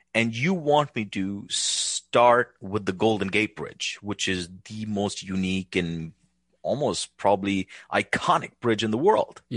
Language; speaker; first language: English; non-native, local second language; Hindi